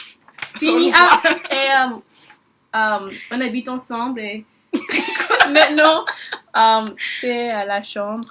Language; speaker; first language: French; non-native, learner; English